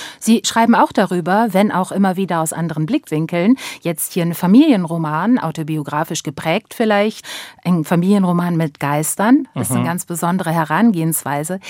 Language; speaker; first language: German; native; German